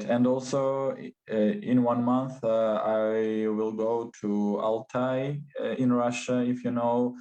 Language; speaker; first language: English; non-native, learner; Russian